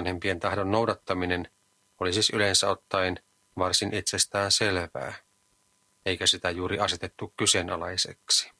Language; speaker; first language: Finnish; native; Finnish